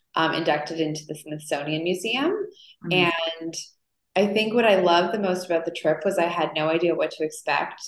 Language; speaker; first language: English; native; English